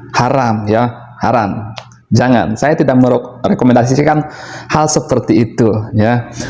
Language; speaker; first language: Indonesian; native; Indonesian